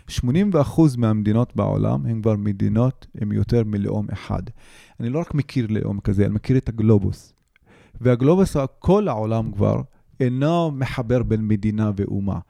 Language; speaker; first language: Hebrew; non-native, local second language; Arabic